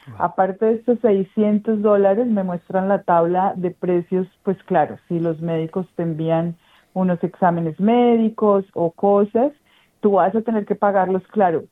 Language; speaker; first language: Spanish; native; Spanish